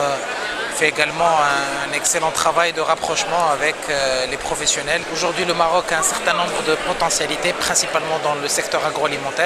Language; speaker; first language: French; non-native, local second language; Arabic